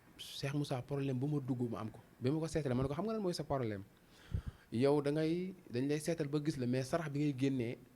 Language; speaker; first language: Wolof; non-native, local second language; Fula